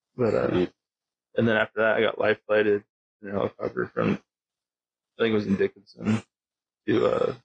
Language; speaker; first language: English; native; English